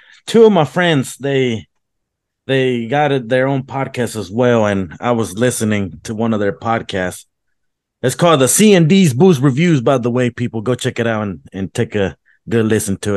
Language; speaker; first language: English; early bilingual, other home language; Spanish